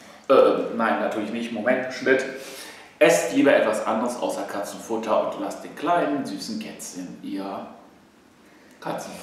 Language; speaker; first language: German; native; German